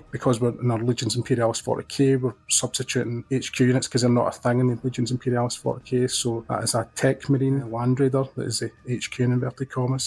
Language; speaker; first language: English; native; English